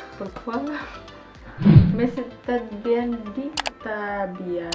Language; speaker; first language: French; non-native, learner; Indonesian